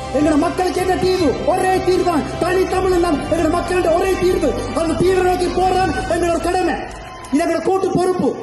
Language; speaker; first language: Tamil; early bilingual, heritage; Tamil